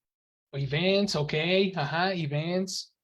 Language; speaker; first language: English; non-native, local second language; Spanish